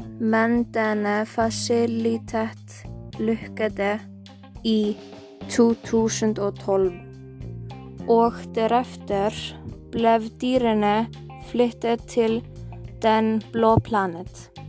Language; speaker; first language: Norwegian; non-native, learner; Icelandic